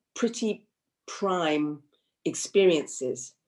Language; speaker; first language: English; early bilingual, other home language; Hindi